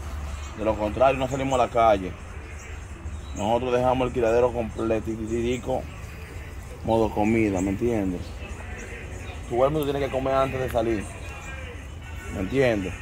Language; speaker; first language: Spanish; native; Spanish